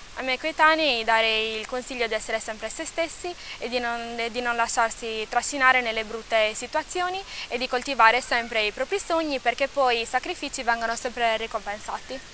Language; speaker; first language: Italian; early bilingual, other home language; Portuguese